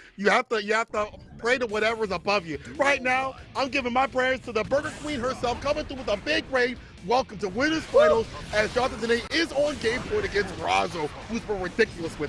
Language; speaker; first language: English; native; English